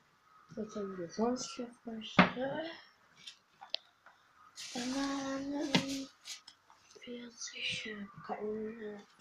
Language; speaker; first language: German; early bilingual, other home language; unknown